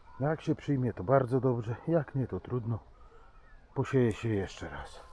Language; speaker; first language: Polish; native; Polish